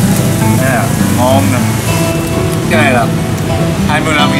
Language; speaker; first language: Vietnamese; non-native, learner; Japanese